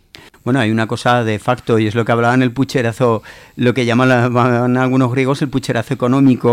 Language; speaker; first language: Spanish; native; Spanish